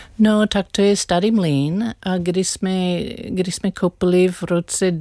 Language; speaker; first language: Czech; non-native, learner; English